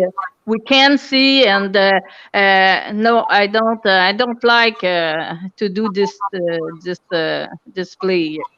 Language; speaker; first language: English; non-native, local second language; French